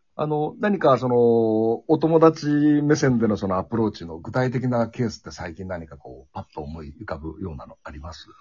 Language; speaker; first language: Japanese; native; Japanese